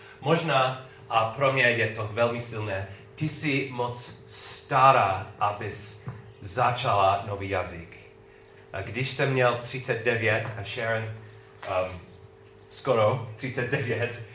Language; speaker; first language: Czech; non-native, learner; English